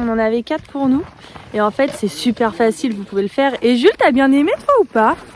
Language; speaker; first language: French; native; French